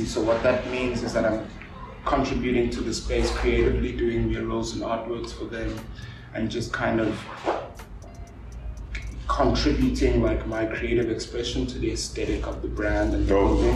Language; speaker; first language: English; non-native, local second language; Afrikaans